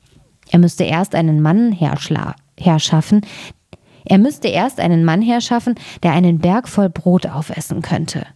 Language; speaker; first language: German; native; German